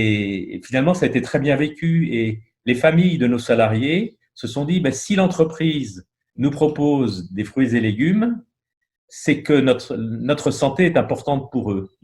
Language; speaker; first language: French; native; French